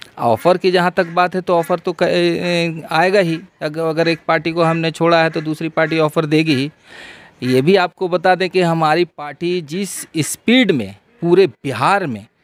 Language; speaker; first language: Hindi; native; Hindi